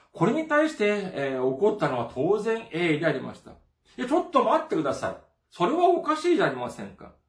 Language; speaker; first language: Japanese; non-native, fluent; Korean